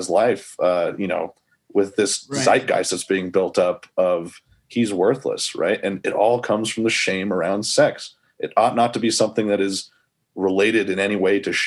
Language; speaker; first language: English; native; English